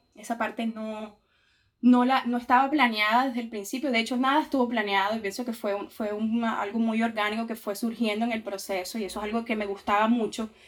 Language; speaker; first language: Spanish; native; Spanish